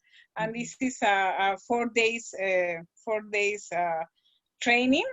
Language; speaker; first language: English; non-native, learner; Spanish